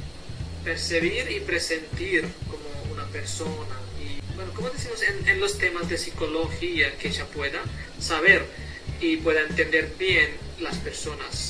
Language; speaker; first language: Spanish; non-native, fluent; Hindi